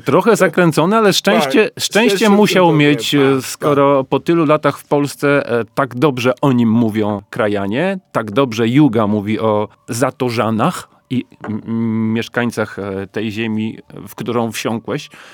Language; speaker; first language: Polish; native; Polish